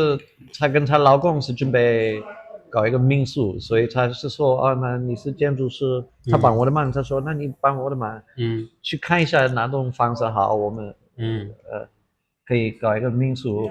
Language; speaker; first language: Chinese; non-native, fluent; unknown